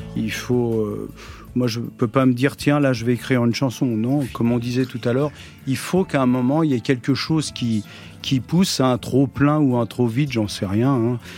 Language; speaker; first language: French; native; French